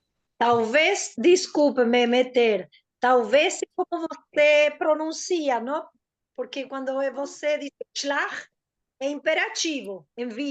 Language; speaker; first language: Portuguese; non-native, fluent; Spanish